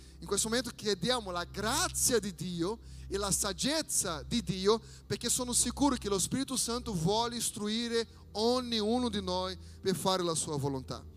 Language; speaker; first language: Italian; non-native, fluent; Portuguese